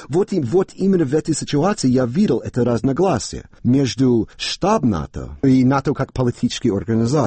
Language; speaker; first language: Russian; non-native, fluent; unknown